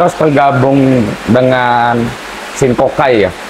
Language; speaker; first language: Indonesian; native; Indonesian